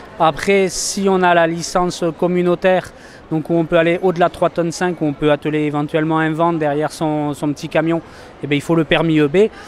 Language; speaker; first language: French; native; French